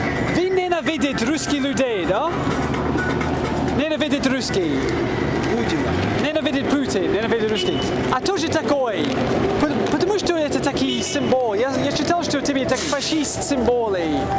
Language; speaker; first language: Russian; non-native, learner; English